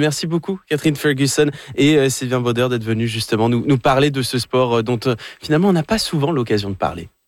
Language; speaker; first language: French; native; French